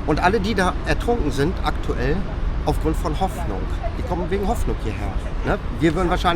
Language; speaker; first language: German; native; German